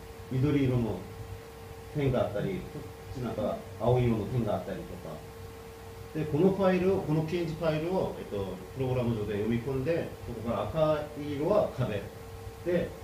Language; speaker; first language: Japanese; non-native, fluent; Korean